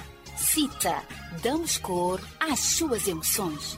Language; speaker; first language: Portuguese; non-native, local second language; Kabuverdianu